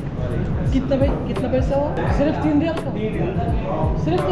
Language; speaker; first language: Hindi; non-native, learner; Bangla